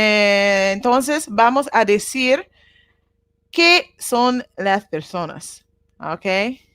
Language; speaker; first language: Spanish; non-native, learner; Japanese